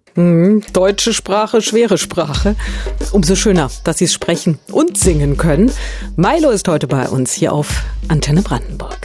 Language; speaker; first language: German; native; German